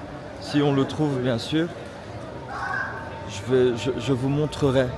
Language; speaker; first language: French; early bilingual, heritage; Turkish